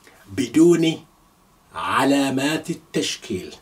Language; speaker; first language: Arabic; non-native, fluent; Yoruba